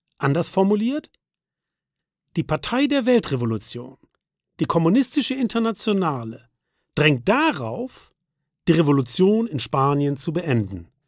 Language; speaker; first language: German; native; German